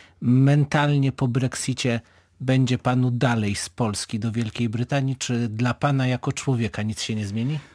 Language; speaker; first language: Polish; native; Polish